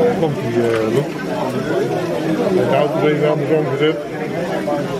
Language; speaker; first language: Dutch; native; Dutch